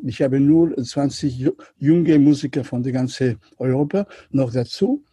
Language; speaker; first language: German; non-native, learner; Catalan